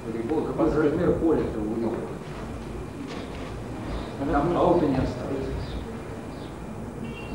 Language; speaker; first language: Russian; native; Russian